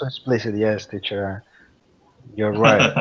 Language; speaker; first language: English; non-native, learner; Spanish